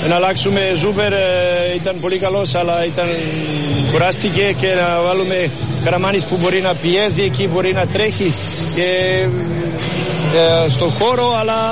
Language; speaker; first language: Greek; non-native, learner; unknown